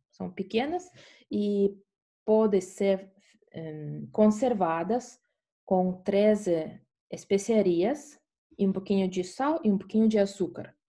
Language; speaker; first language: Portuguese; non-native, fluent; Estonian